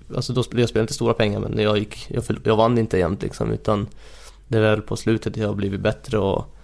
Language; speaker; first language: Swedish; early bilingual, other home language; Hungarian